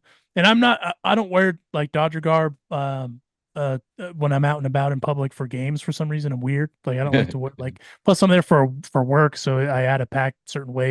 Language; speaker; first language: English; native; English